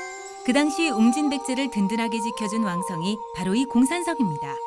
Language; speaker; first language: Korean; native; Korean